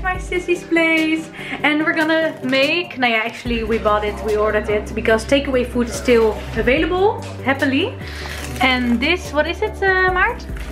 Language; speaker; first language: English; non-native, fluent; Dutch